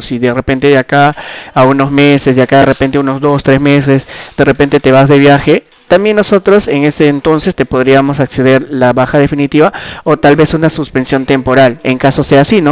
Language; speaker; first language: Spanish; native; Spanish